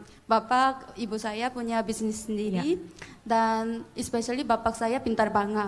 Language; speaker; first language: Indonesian; non-native, fluent; Korean